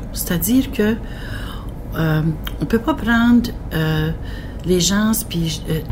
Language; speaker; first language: French; native; French